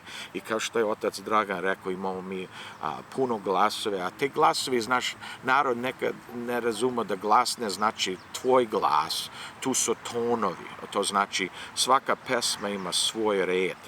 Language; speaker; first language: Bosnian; early bilingual, heritage; Serbian